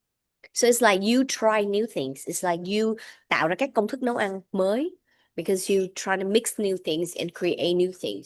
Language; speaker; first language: English; non-native, fluent; Vietnamese